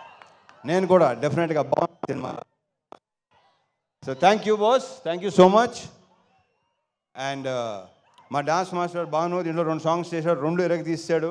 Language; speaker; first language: Telugu; native; Telugu